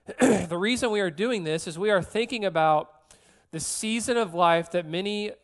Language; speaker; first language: English; native; English